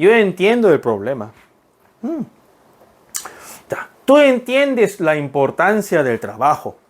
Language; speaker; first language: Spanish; non-native, fluent; Korean